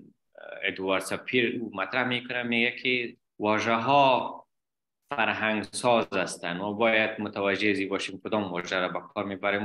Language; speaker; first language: Persian; native; Persian